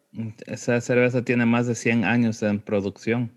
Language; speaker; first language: Spanish; early bilingual, heritage; Spanish